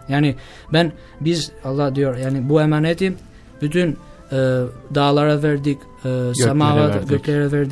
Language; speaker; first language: Turkish; non-native, learner; Albanian